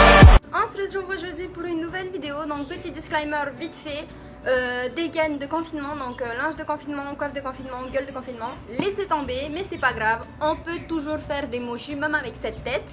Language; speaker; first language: French; native; French